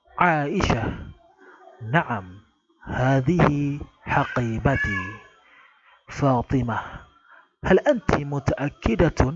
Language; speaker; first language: Arabic; non-native, fluent; Indonesian